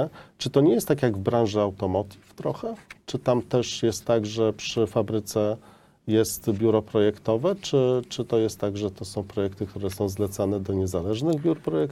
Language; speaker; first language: Polish; native; Polish